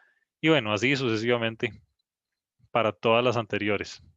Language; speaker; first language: Spanish; native; Spanish